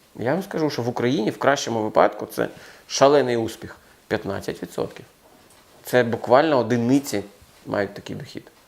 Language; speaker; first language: Ukrainian; non-native, local second language; Russian